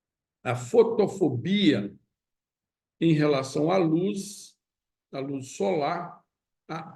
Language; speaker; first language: Portuguese; native; Portuguese